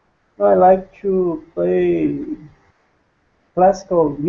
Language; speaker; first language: English; non-native, learner; Portuguese